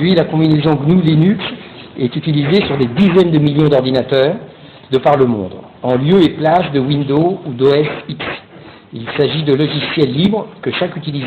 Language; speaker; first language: French; native; French